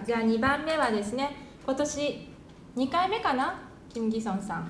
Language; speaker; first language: Japanese; native; Japanese